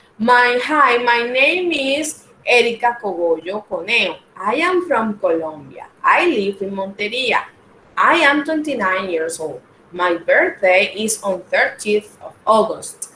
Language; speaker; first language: English; non-native, fluent; Spanish